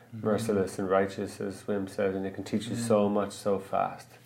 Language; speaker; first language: English; native; English